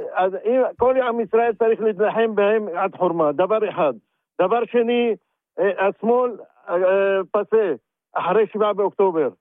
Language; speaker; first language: Hebrew; non-native, fluent; Arabic